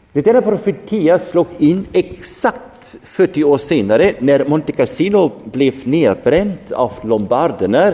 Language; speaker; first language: Swedish; non-native, fluent; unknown